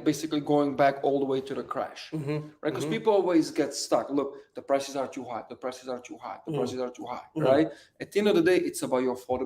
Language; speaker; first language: English; native; English